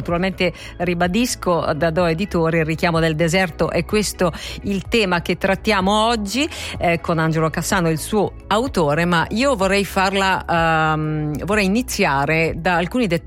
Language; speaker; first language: Italian; native; Italian